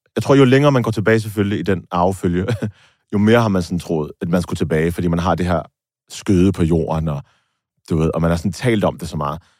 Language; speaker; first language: Danish; native; Danish